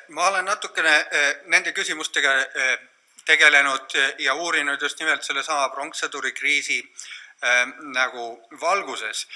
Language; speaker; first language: Estonian; native; Estonian